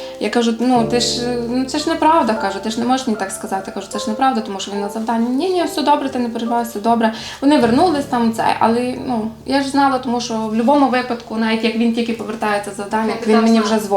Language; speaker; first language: Ukrainian; native; Ukrainian